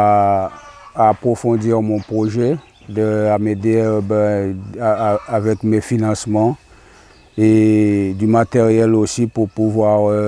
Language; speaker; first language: French; non-native, local second language; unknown